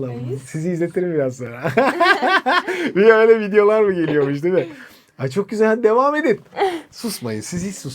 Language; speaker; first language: Turkish; native; Turkish